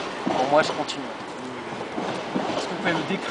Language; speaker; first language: French; native; French